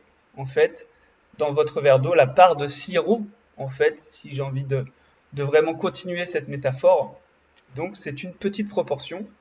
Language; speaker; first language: French; native; French